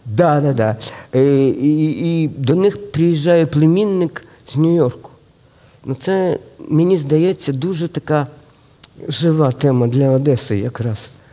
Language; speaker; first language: Ukrainian; non-native, local second language; Russian